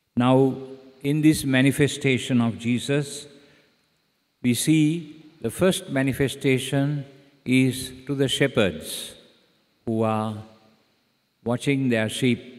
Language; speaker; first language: English; non-native, local second language; Sinhala